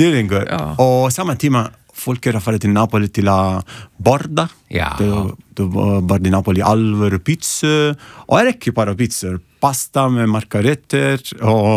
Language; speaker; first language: Icelandic; non-native, learner; Italian